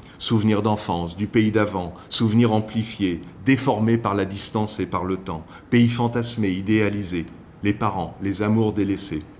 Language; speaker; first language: French; native; French